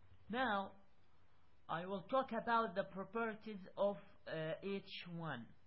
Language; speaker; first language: English; non-native, fluent; Arabic